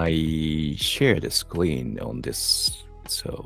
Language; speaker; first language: English; non-native, learner; Japanese